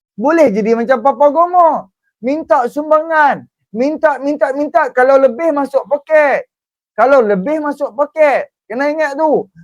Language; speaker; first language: Malay; native; Malay